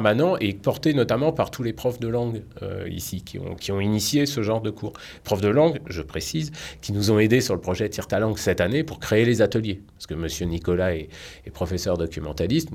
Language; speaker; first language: French; native; French